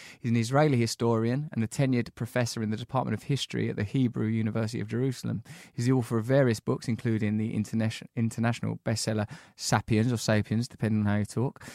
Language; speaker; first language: English; native; English